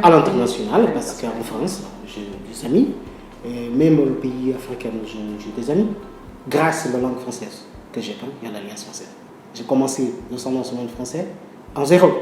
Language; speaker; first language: French; non-native, learner; Portuguese